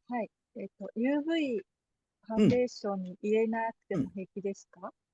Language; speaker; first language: Japanese; native; Japanese